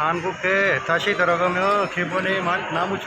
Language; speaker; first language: Korean; non-native, learner; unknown